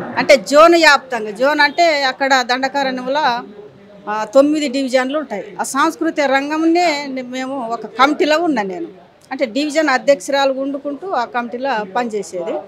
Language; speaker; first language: Telugu; native; Telugu